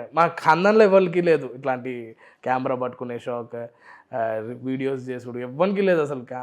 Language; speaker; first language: Telugu; non-native, local second language; Urdu